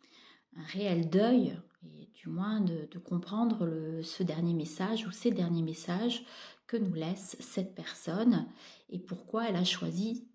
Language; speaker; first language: French; native; French